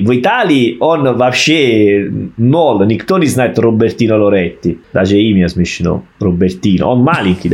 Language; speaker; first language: Russian; non-native, fluent; Italian